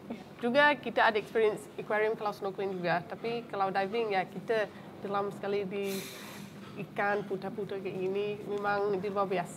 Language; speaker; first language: Indonesian; non-native, fluent; English